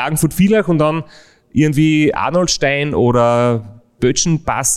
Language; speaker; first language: German; native; German